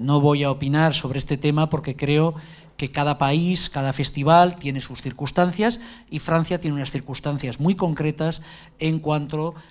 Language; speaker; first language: Spanish; native; Spanish